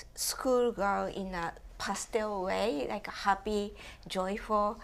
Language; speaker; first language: English; non-native, fluent; Japanese